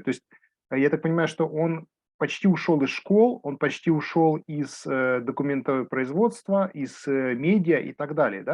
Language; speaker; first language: Russian; native; Russian